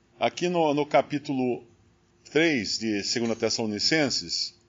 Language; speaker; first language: Portuguese; native; Portuguese